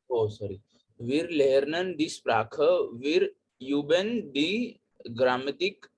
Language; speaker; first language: German; non-native, learner; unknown